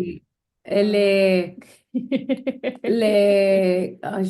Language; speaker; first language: French; non-native, learner; English